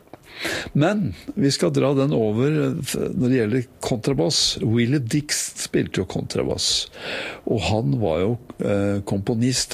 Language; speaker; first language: Norwegian; native; Norwegian